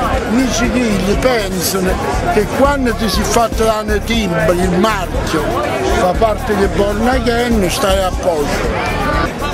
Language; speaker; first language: Italian; native; Italian